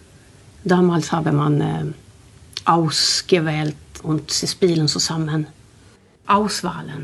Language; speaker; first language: German; non-native, learner; Swedish